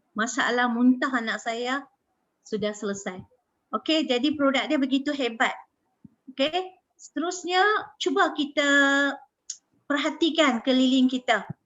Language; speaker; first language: Malay; native; Malay